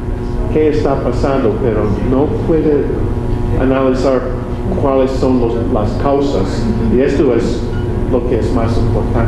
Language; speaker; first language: Spanish; non-native, learner; English